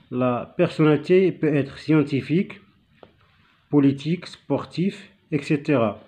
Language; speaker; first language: French; non-native, local second language; Arabic